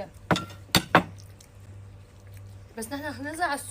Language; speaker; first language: Arabic; native; Arabic